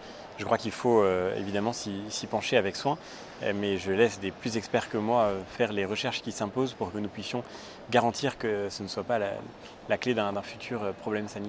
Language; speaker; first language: French; native; French